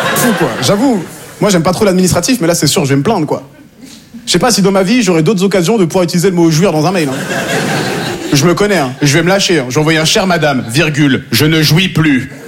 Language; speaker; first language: French; native; French